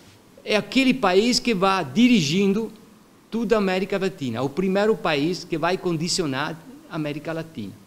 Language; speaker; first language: Portuguese; non-native, fluent; Italian